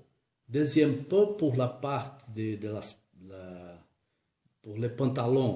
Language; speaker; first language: French; non-native, learner; Portuguese